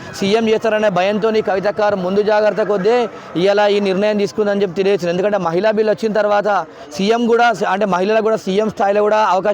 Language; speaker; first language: Telugu; native; Telugu